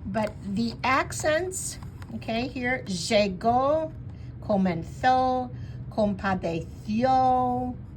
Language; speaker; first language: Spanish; non-native, fluent; English